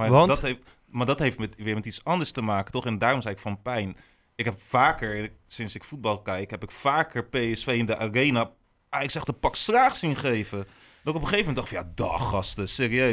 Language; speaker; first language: Dutch; native; Dutch